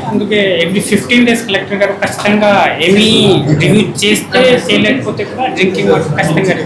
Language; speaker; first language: Telugu; non-native, fluent; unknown